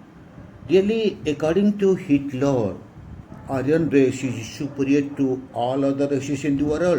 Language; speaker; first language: English; non-native, local second language; Odia